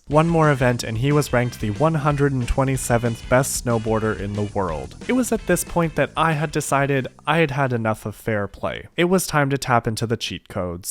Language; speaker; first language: English; native; English